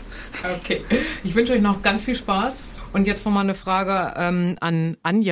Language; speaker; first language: German; native; German